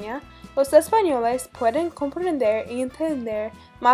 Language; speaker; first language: Spanish; non-native, learner; English